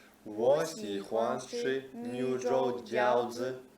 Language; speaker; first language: Chinese; non-native, learner; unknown